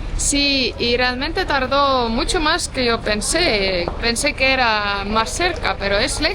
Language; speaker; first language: Spanish; non-native, fluent; Portuguese